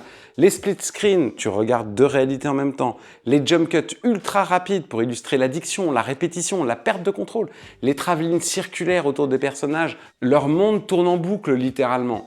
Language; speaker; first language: French; native; French